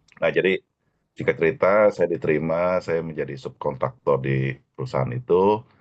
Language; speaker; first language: Indonesian; native; Indonesian